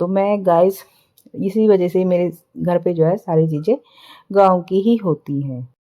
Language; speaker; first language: Hindi; native; Hindi